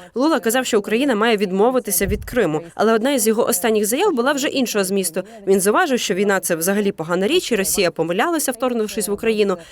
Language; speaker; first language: Ukrainian; native; Ukrainian